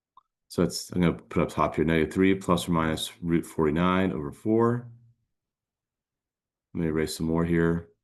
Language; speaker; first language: English; native; English